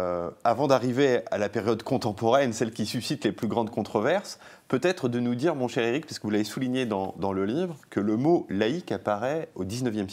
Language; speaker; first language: French; native; French